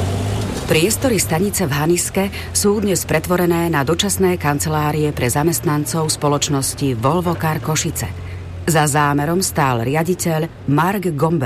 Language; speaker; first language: Slovak; native; Slovak